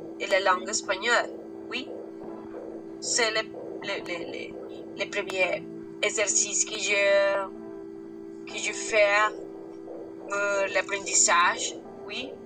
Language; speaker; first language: French; non-native, learner; Spanish